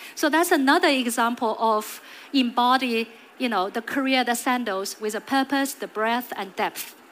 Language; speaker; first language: English; non-native, fluent; Chinese